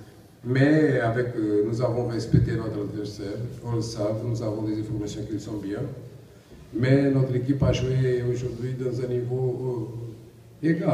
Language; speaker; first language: French; non-native, learner; Portuguese